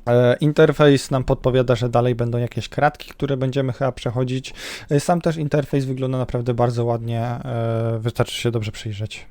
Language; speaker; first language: Polish; native; Polish